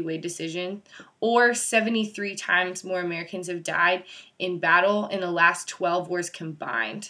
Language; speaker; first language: English; native; English